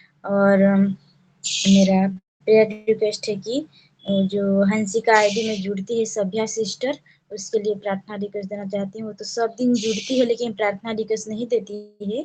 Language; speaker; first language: Hindi; non-native, local second language; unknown